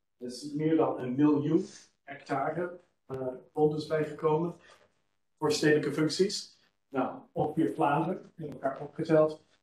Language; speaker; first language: Dutch; non-native, fluent; English